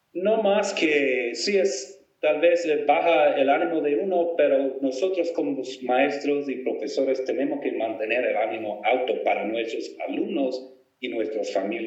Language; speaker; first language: Spanish; non-native, fluent; English